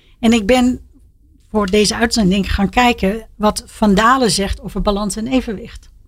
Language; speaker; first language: Dutch; non-native, fluent; Persian